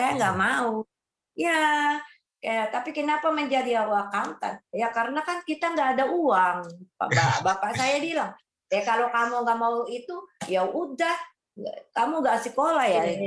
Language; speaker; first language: Indonesian; non-native, fluent; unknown